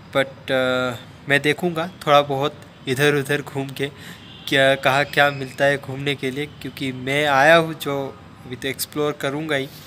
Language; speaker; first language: Hindi; non-native, local second language; Assamese